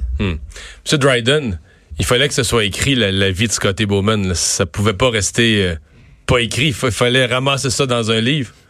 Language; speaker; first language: French; native; French